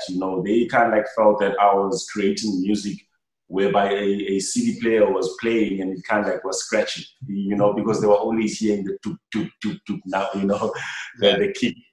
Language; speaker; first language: English; non-native, local second language; Xhosa